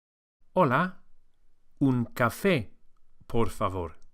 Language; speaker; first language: Spanish; non-native, fluent; English